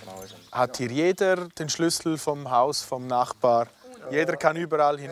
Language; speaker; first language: German; native; German